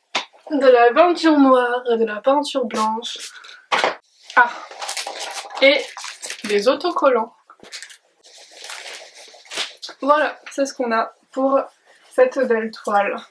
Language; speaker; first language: French; native; French